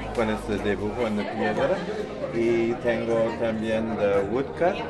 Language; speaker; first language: Spanish; non-native, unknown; English